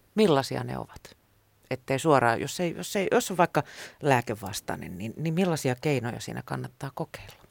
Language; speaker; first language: Finnish; native; Finnish